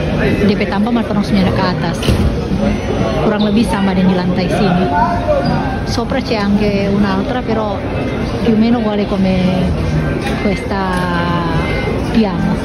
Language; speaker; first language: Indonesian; non-native, local second language; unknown